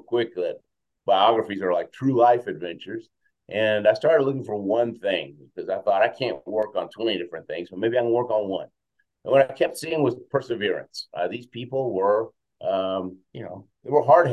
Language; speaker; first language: English; early bilingual, other home language; Spanish